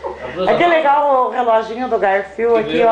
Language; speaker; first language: Portuguese; native; Portuguese